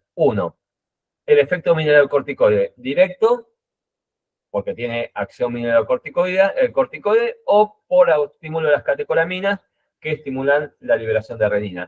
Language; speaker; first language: Spanish; native; Spanish